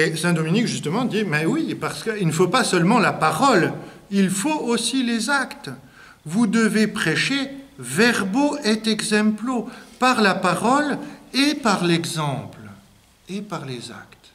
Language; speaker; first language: French; native; French